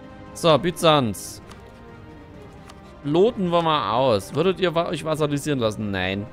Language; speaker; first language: German; native; German